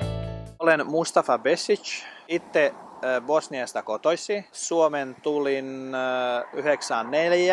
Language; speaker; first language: Finnish; non-native, fluent; Bosnian